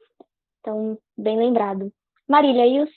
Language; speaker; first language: Portuguese; native; Portuguese